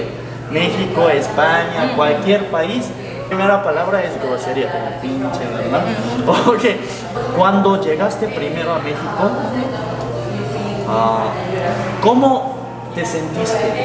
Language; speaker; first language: Spanish; non-native, fluent; Korean